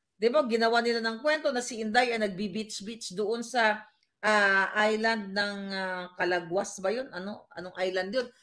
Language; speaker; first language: Filipino; non-native, local second language; Cebuano